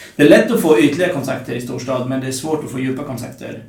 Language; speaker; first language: Swedish; native; Swedish